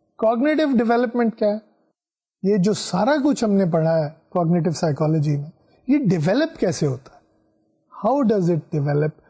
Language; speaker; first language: Urdu; non-native, local second language; Punjabi